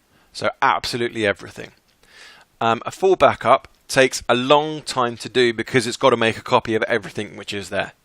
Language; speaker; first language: English; native; English